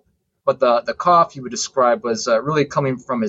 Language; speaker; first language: English; native; English